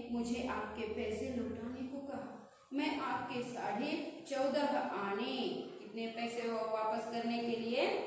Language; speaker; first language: Hindi; non-native, local second language; Kannada